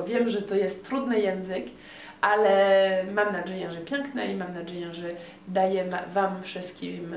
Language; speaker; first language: Polish; non-native, learner; French